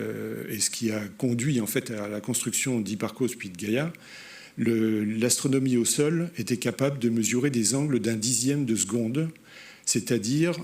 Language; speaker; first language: French; native; French